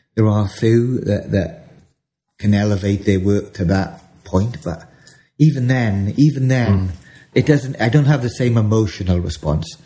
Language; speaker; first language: English; native; English